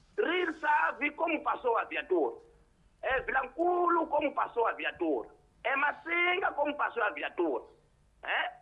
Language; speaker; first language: Portuguese; non-native, local second language; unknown